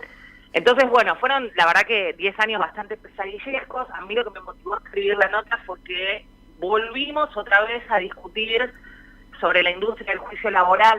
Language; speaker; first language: Spanish; native; Spanish